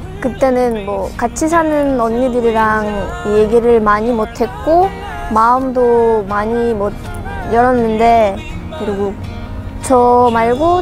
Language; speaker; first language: Korean; non-native, fluent; Russian